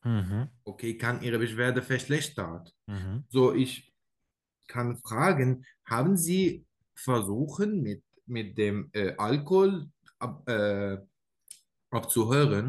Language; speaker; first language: German; non-native, learner; Arabic